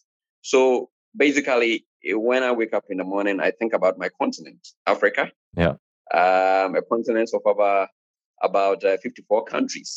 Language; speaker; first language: English; non-native, local second language; Akan